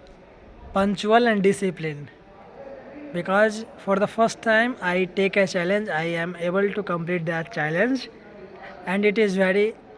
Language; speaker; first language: English; non-native, learner; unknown